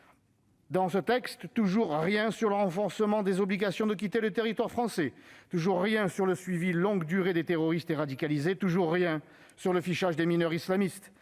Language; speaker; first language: French; native; French